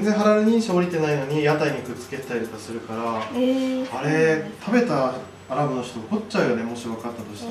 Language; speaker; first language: Japanese; native; Japanese